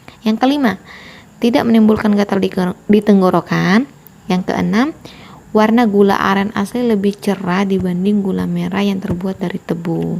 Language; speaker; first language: Indonesian; native; Indonesian